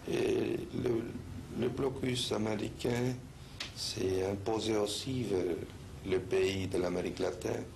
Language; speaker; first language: French; non-native, fluent; Spanish